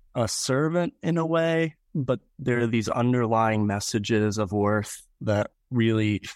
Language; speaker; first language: English; native; English